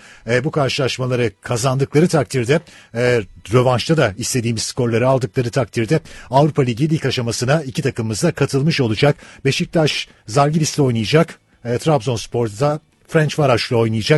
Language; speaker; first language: Turkish; native; Turkish